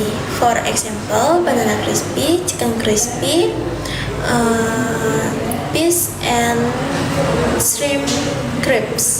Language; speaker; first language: English; non-native, learner; Indonesian